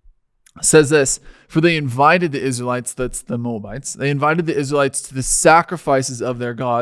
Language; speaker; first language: English; native; English